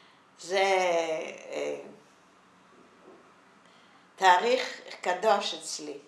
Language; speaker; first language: Hebrew; non-native, fluent; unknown